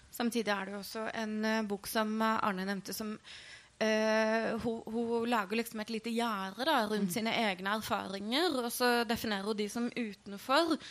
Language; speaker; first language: Norwegian; native; Norwegian